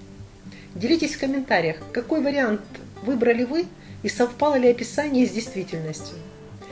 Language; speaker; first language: Russian; native; Russian